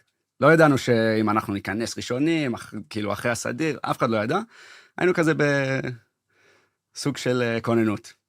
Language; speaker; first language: Hebrew; early bilingual, heritage; English